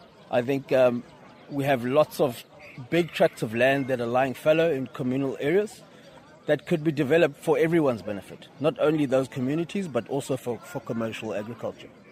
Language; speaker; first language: English; non-native, local second language; Xhosa